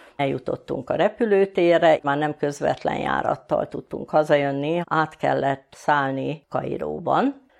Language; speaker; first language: Hungarian; native; Hungarian